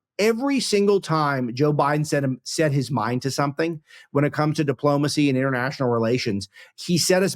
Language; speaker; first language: English; native; English